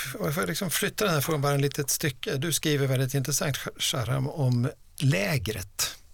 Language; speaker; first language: Swedish; native; Swedish